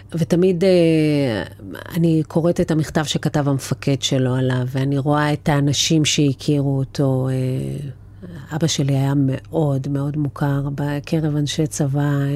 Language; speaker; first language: Hebrew; native; Hebrew